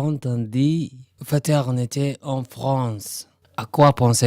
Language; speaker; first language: French; non-native, learner; Arabic